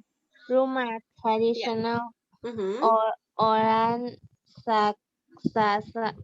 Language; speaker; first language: Indonesian; non-native, learner; Thai